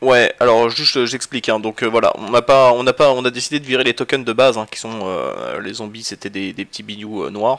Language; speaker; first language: French; native; French